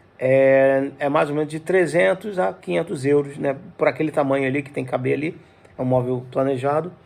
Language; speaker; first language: Portuguese; native; Portuguese